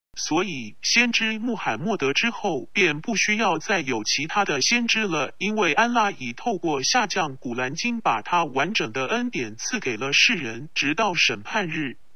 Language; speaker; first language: Chinese; non-native, local second language; Cantonese